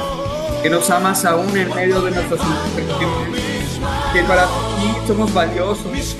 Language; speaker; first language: Spanish; native; Spanish